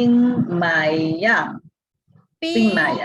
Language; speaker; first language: Chinese; non-native, learner; English